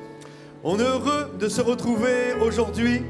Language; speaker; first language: French; native; French